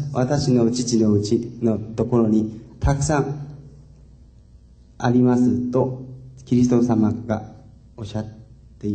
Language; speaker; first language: Japanese; non-native, fluent; Chinese